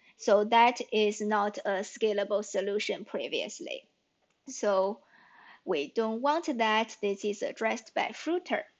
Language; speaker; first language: English; non-native, fluent; Chinese